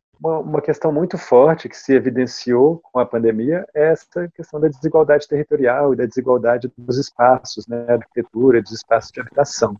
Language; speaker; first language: Portuguese; native; Portuguese